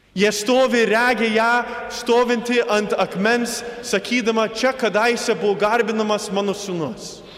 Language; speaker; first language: Lithuanian; early bilingual, heritage; Lithuanian